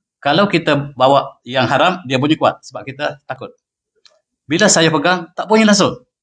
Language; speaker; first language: Malay; native; Malay